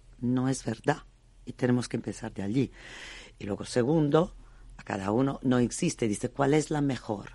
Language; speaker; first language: Spanish; non-native, fluent; Italian